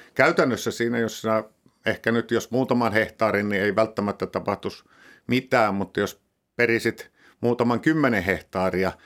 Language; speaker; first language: Finnish; native; Finnish